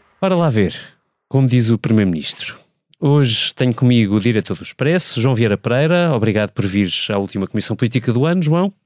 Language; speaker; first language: Portuguese; native; Portuguese